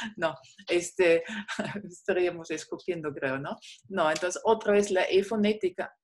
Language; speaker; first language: Spanish; non-native, fluent; German